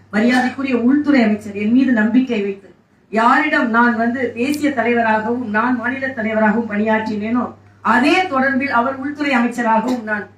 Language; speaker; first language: Tamil; native; Tamil